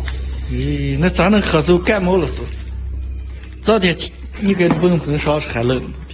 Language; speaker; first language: Chinese; native; Chinese